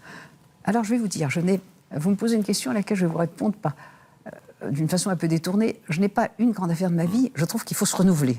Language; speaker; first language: French; native; French